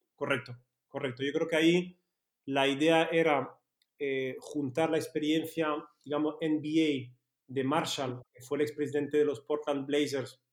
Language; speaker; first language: Spanish; non-native, fluent; French